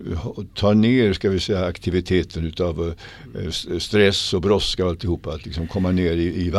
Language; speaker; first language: Swedish; native; Swedish